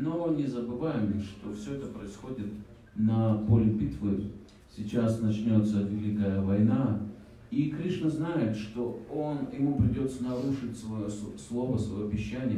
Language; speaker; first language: Russian; native; Russian